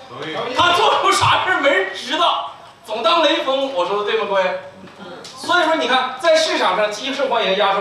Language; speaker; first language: Chinese; native; Chinese